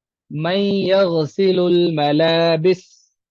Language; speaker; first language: Arabic; non-native, fluent; Urdu